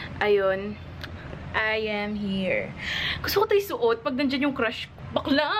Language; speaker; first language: Filipino; native; Filipino